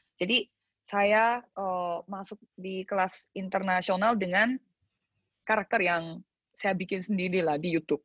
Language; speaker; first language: Indonesian; early bilingual, other home language; Korean